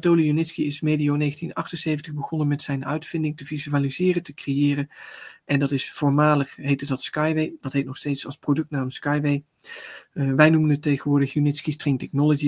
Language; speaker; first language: Dutch; native; Dutch